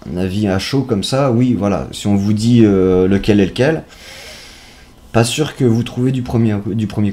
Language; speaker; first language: French; native; French